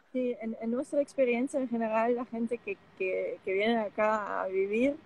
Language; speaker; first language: Spanish; non-native, fluent; Dutch